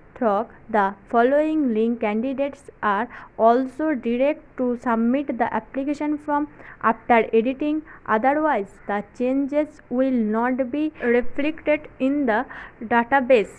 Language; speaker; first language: English; non-native, local second language; Bangla